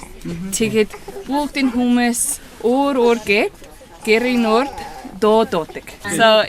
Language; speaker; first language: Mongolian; non-native, learner; English